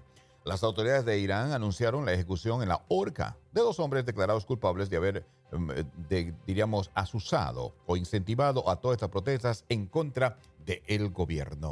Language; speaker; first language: Spanish; native; Spanish